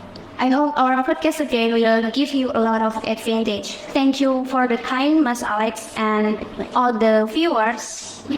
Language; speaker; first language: English; non-native, fluent; Indonesian